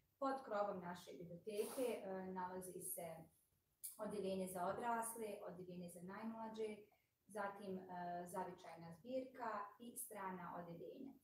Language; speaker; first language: Bosnian; native; Bosnian